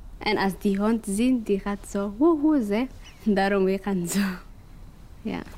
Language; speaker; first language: Dutch; non-native, learner; Tigrinya